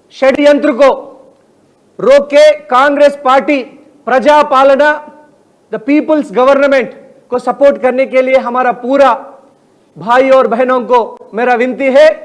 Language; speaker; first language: Hindi; non-native, local second language; Telugu